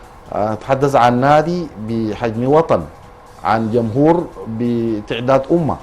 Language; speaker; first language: Arabic; native; Arabic